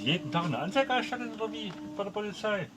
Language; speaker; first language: German; native; German